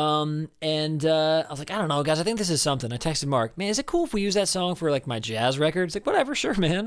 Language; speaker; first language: English; native; English